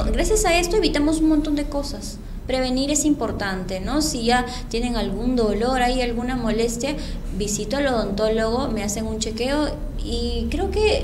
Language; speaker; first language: Spanish; native; Spanish